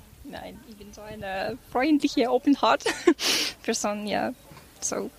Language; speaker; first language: German; non-native, fluent; Ukrainian